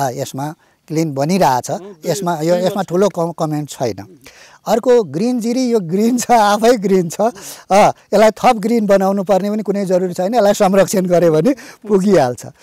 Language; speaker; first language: Nepali; native; Nepali